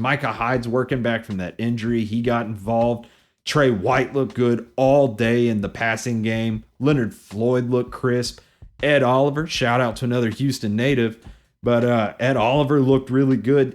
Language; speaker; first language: English; native; English